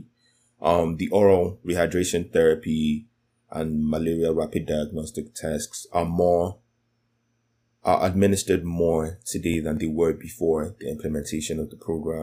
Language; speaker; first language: English; non-native, local second language; Yoruba